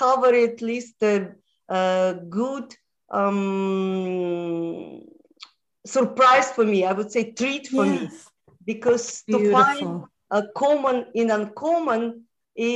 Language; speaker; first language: English; non-native, fluent; Russian